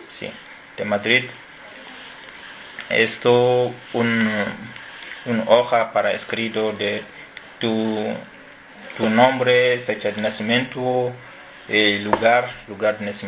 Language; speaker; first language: Spanish; non-native, learner; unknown